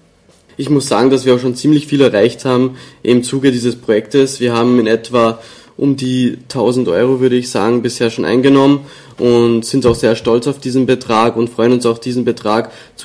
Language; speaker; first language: German; native; German